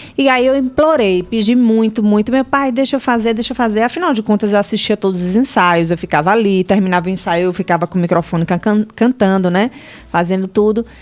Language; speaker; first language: Portuguese; native; Portuguese